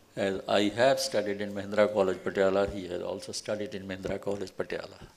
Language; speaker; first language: English; non-native, local second language; Punjabi